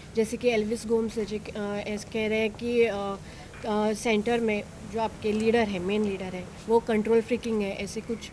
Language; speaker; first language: Hindi; non-native, local second language; Marathi